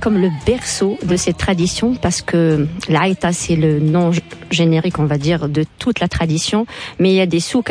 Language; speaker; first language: French; non-native, local second language; Arabic